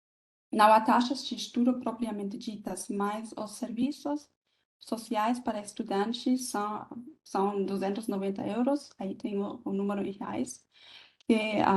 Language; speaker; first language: Portuguese; non-native, fluent; German